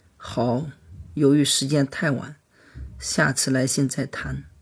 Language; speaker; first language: Chinese; native; Chinese